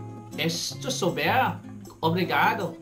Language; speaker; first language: Portuguese; non-native, learner; Filipino